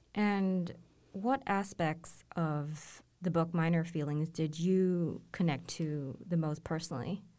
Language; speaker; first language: English; non-native, local second language; Cantonese